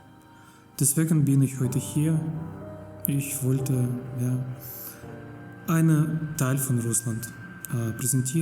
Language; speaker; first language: German; non-native, fluent; Russian